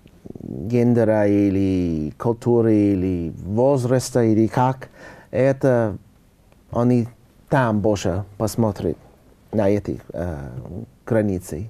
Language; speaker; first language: Russian; non-native, learner; English